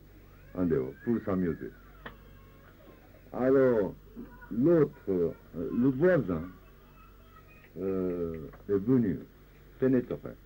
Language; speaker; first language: French; non-native, fluent; Japanese